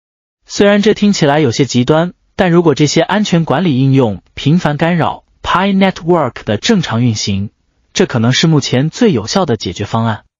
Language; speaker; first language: Chinese; native; Chinese